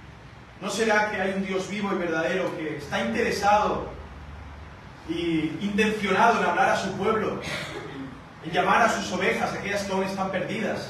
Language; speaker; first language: Spanish; native; Spanish